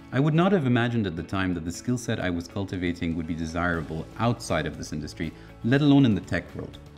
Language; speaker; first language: English; non-native, fluent; Arabic